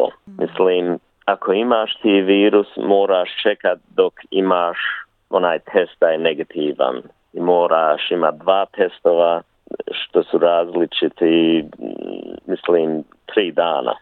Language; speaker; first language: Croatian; early bilingual, heritage; Bosnian